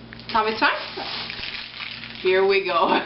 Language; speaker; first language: French; native; French